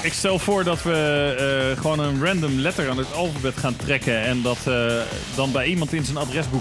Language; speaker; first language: Dutch; native; Dutch